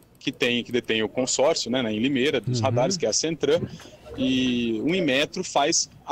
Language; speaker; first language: Portuguese; native; Portuguese